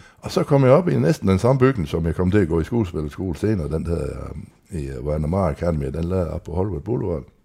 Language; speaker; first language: Danish; native; Danish